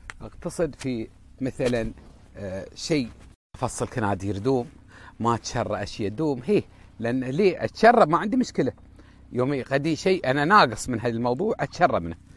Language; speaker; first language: Arabic; native; Arabic